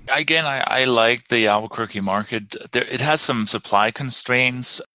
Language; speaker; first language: English; non-native, fluent; Danish